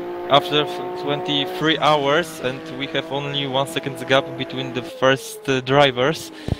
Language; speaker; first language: English; non-native, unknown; Polish